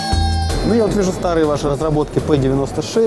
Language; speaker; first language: Russian; native; Russian